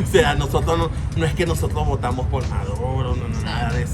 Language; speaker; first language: Spanish; native; Spanish